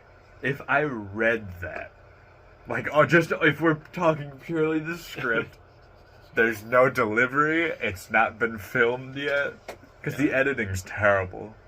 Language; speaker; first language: English; native; English